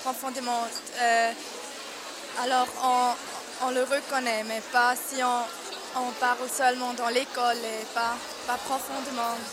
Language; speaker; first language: French; non-native, local second language; German